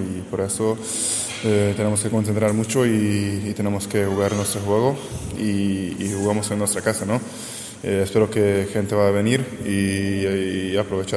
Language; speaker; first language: Spanish; non-native, learner; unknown